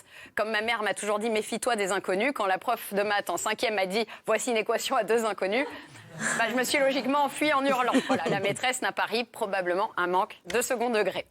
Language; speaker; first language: French; native; French